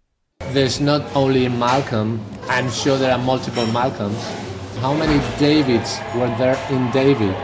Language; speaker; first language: English; native; English